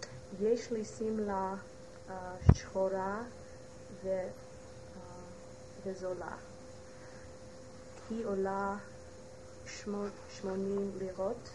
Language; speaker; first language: Hebrew; non-native, learner; English